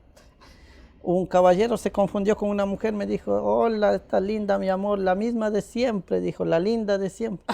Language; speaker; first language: Spanish; non-native, local second language; Quechua